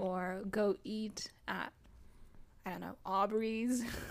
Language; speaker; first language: English; early bilingual, other home language; Japanese